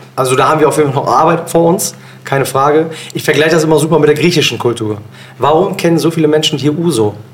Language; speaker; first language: German; early bilingual, other home language; Turkish